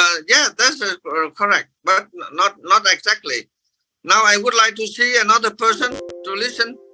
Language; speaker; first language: English; non-native, fluent; Vietnamese